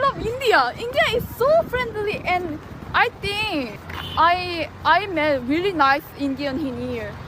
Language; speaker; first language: English; non-native, learner; Korean